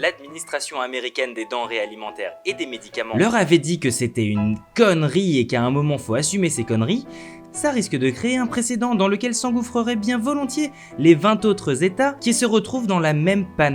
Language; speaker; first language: French; native; French